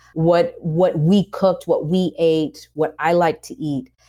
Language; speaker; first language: English; native; English